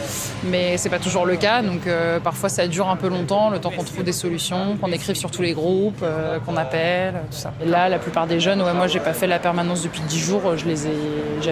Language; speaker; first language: French; native; French